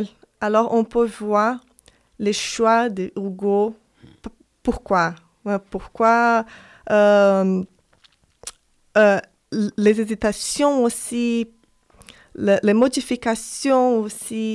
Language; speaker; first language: French; non-native, fluent; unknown